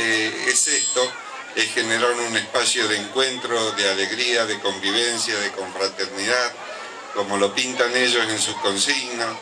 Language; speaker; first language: Spanish; native; Spanish